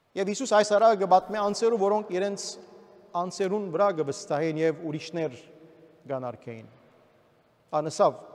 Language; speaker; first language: Armenian; early bilingual, heritage; Armenian